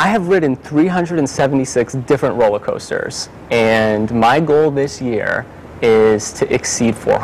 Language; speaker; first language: English; native; English